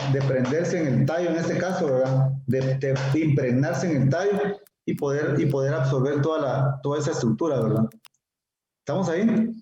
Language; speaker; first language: Spanish; native; Spanish